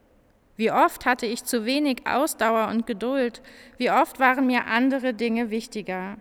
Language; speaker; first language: German; native; German